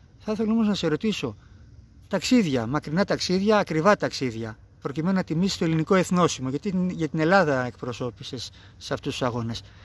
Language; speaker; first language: Greek; native; Greek